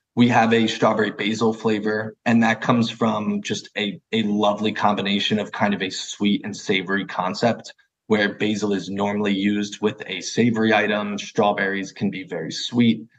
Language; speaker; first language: English; native; English